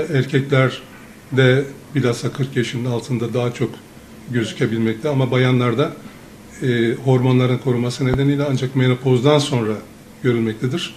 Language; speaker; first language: Turkish; native; Turkish